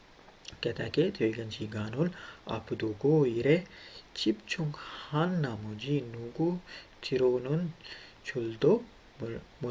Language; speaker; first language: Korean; non-native, fluent; Urdu